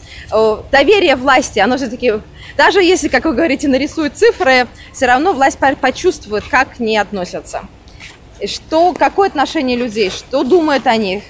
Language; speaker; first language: Russian; native; Russian